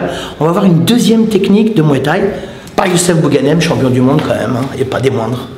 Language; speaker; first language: French; native; French